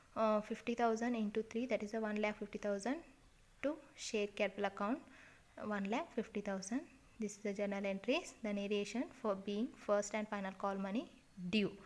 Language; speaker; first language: English; non-native, local second language; Kannada